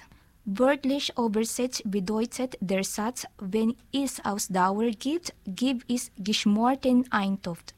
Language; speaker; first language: German; non-native, learner; Filipino